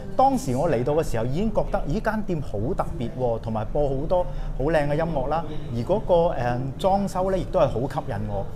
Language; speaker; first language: Cantonese; native; Cantonese